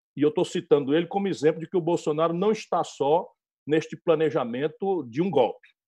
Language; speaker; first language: Portuguese; native; Portuguese